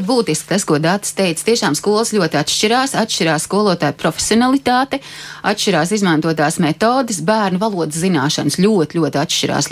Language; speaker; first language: Latvian; native; Latvian